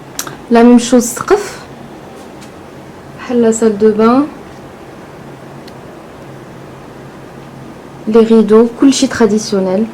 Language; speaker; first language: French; non-native, local second language; Arabic